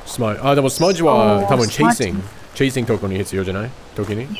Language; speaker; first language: Japanese; non-native, learner; English